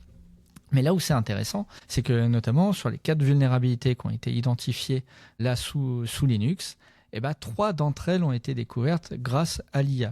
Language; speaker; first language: French; native; French